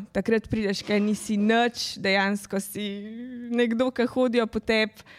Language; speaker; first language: Slovenian; native; Slovenian